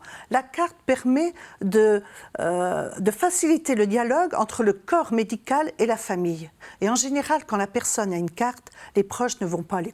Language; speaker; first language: French; native; French